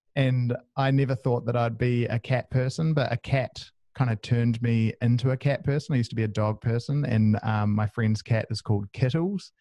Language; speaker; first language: English; native; English